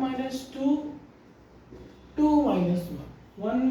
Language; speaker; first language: English; non-native, local second language; Hindi